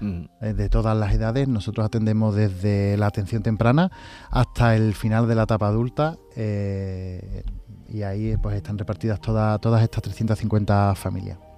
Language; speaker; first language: Spanish; native; Spanish